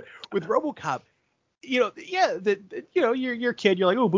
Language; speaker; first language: English; native; English